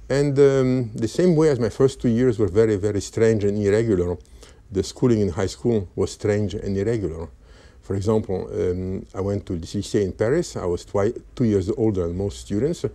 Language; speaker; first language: English; non-native, fluent; Polish